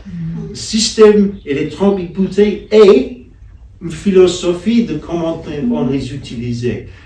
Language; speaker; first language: French; non-native, fluent; English